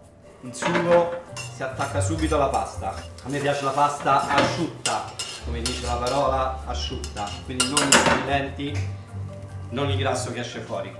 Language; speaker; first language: Italian; native; Italian